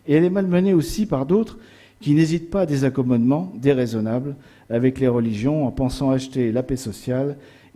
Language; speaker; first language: French; native; French